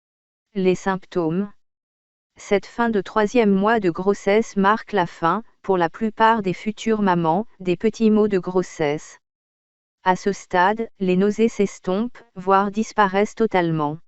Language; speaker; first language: French; native; French